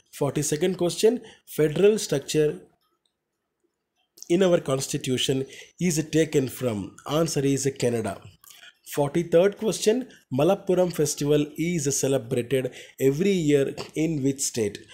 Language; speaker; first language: English; non-native, local second language; Telugu